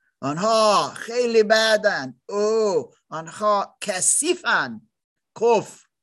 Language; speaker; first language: Persian; non-native, learner; German